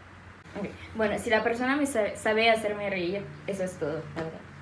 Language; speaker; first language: Spanish; non-native, fluent; French